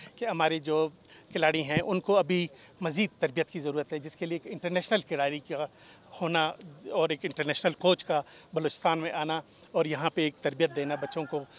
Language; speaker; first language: Urdu; non-native, local second language; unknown